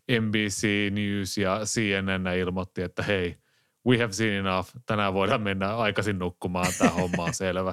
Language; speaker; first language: Finnish; native; Finnish